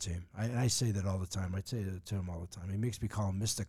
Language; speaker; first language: English; native; English